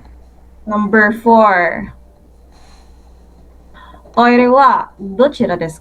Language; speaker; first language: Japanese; non-native, learner; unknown